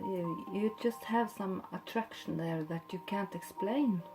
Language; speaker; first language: English; non-native, fluent; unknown